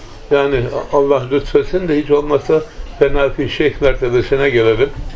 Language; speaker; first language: Turkish; native; Turkish